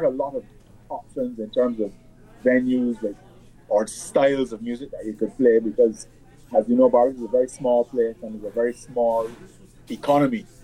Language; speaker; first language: English; native; English